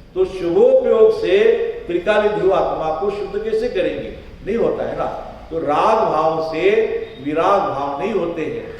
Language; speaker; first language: Hindi; non-native, local second language; Marathi